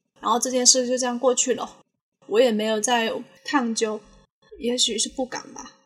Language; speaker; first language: Chinese; native; Chinese